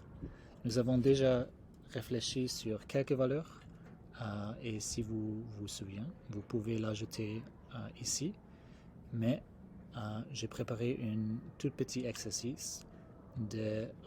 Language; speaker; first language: French; non-native, fluent; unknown